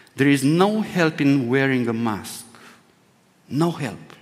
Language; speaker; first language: English; non-native, fluent; Romanian